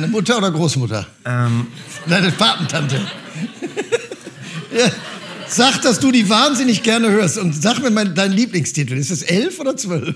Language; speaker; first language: German; native; German